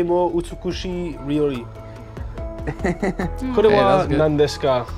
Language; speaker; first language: Japanese; non-native, learner; English